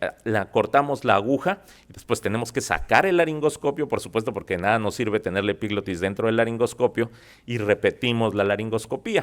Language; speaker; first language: Spanish; native; Spanish